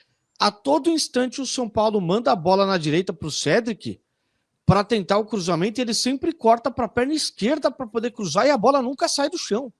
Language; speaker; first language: Portuguese; native; Portuguese